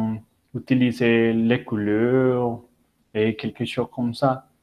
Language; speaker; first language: French; non-native, learner; Spanish